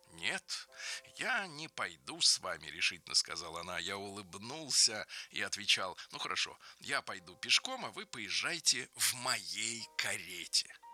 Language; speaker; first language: Russian; native; Russian